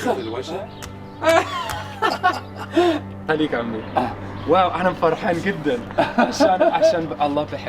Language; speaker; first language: Arabic; non-native, learner; English